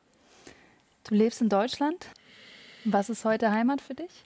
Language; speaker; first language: German; native; German